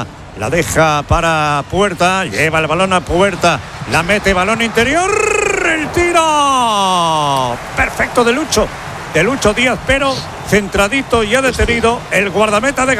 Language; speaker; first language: Spanish; native; Spanish